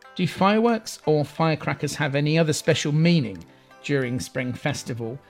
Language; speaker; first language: English; native; English